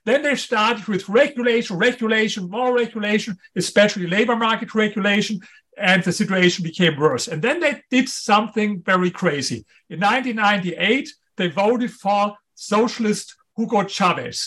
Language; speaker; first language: English; non-native, fluent; German